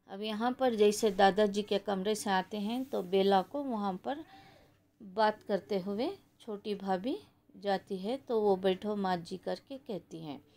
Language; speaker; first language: Hindi; non-native, local second language; Kannada